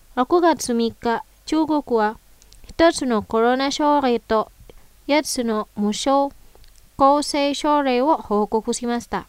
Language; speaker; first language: Japanese; non-native, fluent; Indonesian